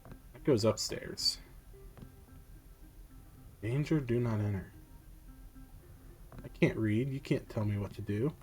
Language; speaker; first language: English; native; English